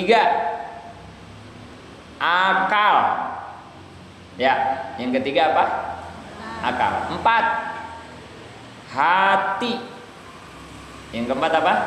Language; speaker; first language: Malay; non-native, local second language; Sundanese